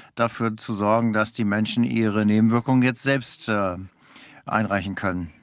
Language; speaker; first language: German; non-native, fluent; Danish